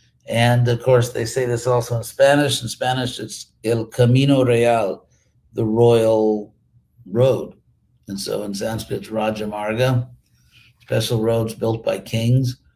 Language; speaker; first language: English; native; English